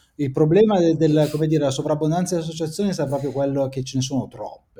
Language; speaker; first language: Italian; native; Italian